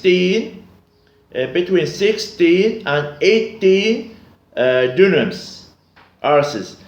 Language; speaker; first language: English; non-native, learner; Arabic